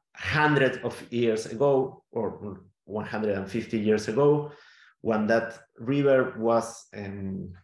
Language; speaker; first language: English; non-native, fluent; Spanish